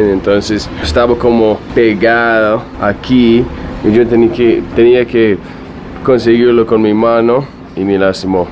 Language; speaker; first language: Spanish; non-native, fluent; English